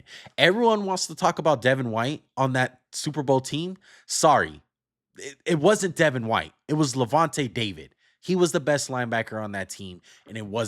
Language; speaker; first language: English; native; English